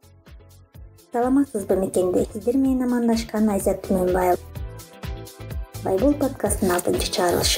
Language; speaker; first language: Kyrgyz; native; Kyrgyz